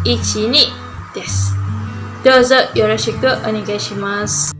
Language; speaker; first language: Japanese; non-native, learner; Malay